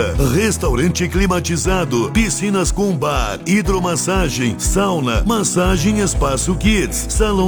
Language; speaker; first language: Portuguese; native; Portuguese